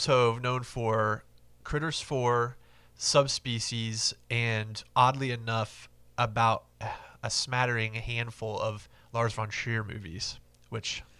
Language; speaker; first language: English; native; English